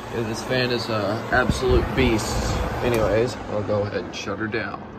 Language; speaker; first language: English; native; English